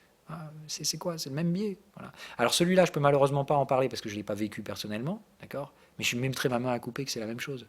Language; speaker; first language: French; native; French